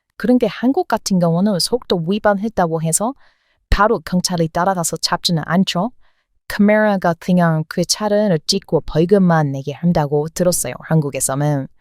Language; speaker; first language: Korean; non-native, fluent; English